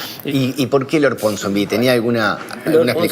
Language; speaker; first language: Spanish; native; Spanish